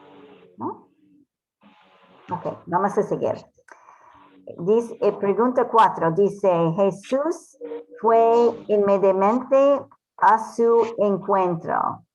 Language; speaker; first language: Spanish; non-native, fluent; English